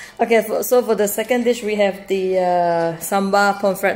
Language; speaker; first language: English; non-native, local second language; Chinese